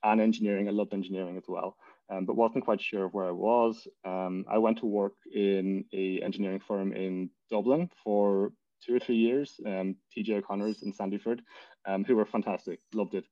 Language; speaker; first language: English; native; English